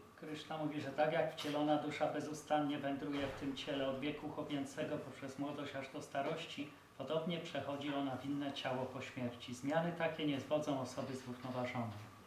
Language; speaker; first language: Polish; native; Polish